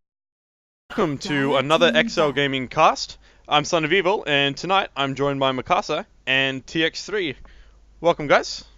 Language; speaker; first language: English; native; English